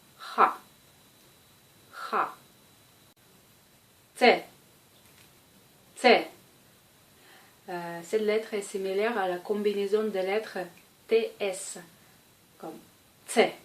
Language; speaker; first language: French; non-native, fluent; Russian